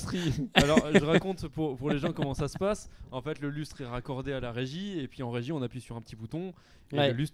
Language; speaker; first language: French; native; French